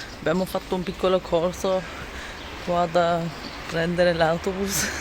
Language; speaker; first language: Italian; non-native, learner; Turkish